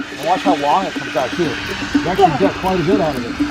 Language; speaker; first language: English; native; English